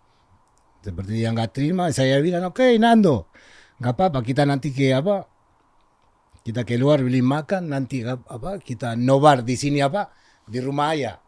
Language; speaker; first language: Indonesian; non-native, learner; Spanish